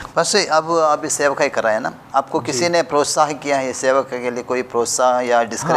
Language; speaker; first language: Hindi; non-native, local second language; Kannada